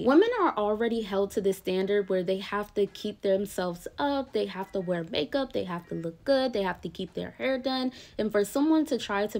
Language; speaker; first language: English; native; English